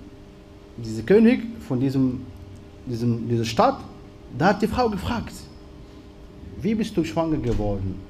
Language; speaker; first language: German; non-native, fluent; Arabic